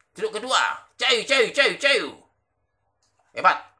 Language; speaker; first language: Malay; non-native, local second language; Javanese